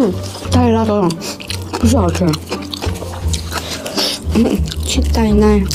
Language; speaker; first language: Chinese; non-native, learner; Korean